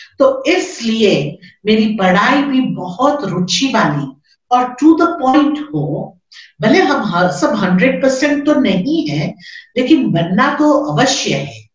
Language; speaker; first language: Hindi; non-native, local second language; Gujarati